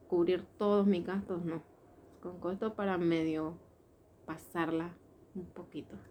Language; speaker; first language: Spanish; native; Spanish